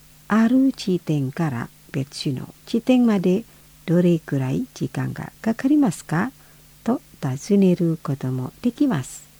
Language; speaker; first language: Japanese; non-native, fluent; Indonesian